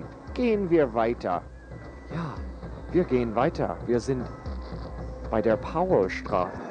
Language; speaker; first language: German; non-native, fluent; English